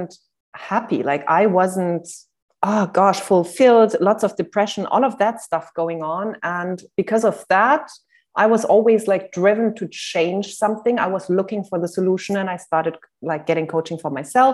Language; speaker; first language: English; non-native, fluent; German